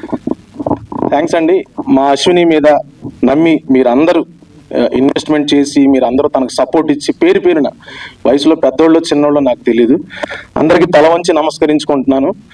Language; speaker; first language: Telugu; native; Telugu